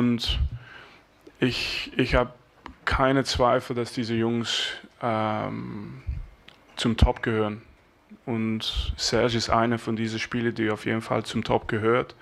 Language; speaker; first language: German; non-native, fluent; French